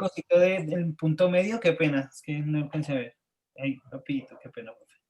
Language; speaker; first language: Spanish; native; Spanish